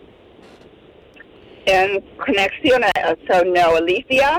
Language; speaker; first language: Spanish; non-native, fluent; English